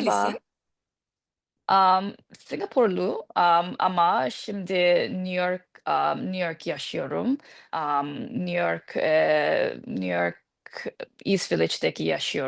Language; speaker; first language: Turkish; non-native, learner; English